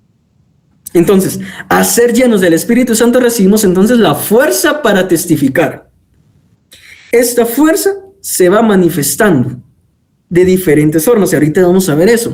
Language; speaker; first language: Spanish; native; Spanish